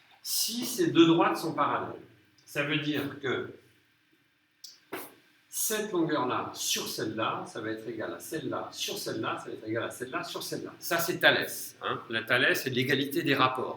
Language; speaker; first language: French; native; French